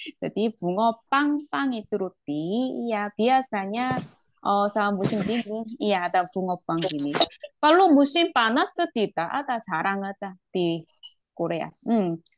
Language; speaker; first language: Indonesian; non-native, learner; Korean